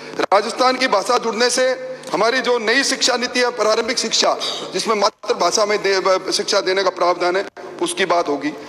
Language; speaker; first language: Hindi; native; Hindi